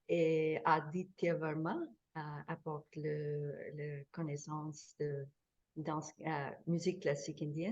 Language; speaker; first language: French; non-native, fluent; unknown